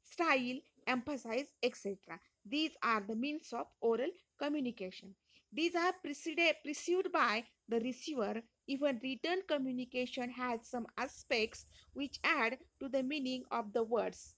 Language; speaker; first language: English; non-native, local second language; Marathi